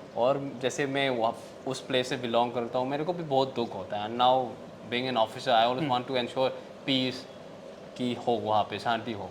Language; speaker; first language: Hindi; non-native, local second language; Manipuri